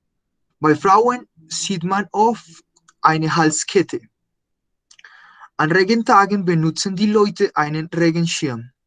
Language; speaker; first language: German; non-native, fluent; Spanish